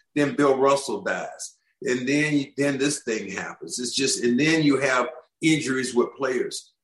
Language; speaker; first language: English; native; English